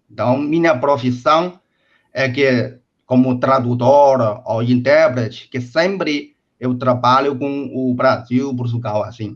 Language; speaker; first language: Portuguese; non-native, fluent; Chinese